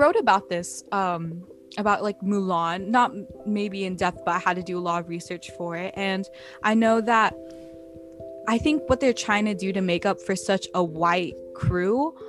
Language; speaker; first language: English; early bilingual, other home language; Filipino